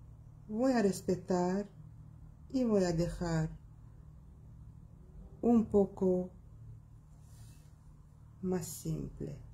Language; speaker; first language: Spanish; non-native, fluent; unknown